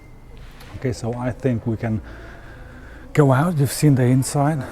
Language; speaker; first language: English; non-native, fluent; Lithuanian